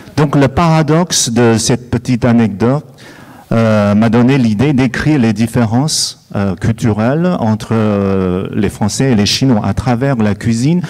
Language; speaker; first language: French; non-native, fluent; Chinese